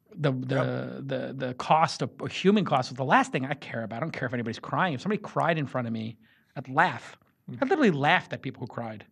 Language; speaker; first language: English; native; English